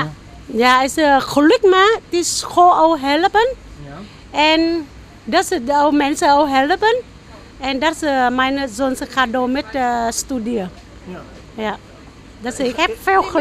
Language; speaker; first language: Dutch; non-native, learner; Vietnamese